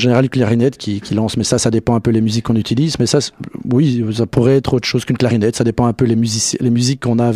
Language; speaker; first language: French; native; French